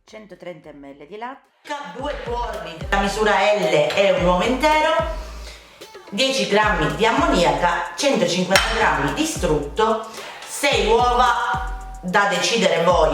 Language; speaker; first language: Italian; native; Italian